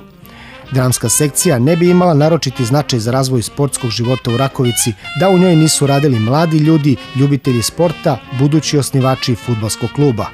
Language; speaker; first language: Serbian; native; Serbian